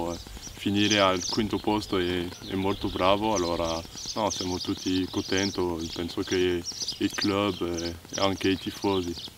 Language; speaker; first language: Italian; non-native, learner; French